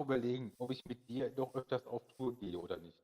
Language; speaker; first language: German; native; German